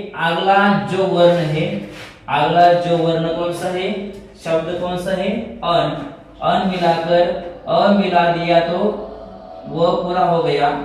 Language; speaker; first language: Hindi; non-native, local second language; Marathi